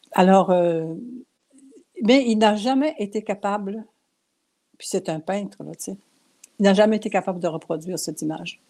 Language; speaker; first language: French; non-native, local second language; Cree